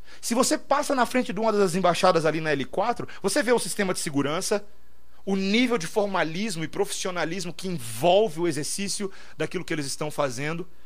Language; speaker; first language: Portuguese; native; Portuguese